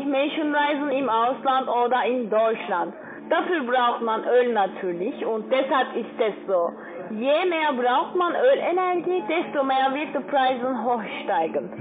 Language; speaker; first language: German; non-native, learner; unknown